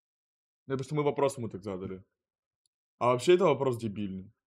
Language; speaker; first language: Russian; native; Russian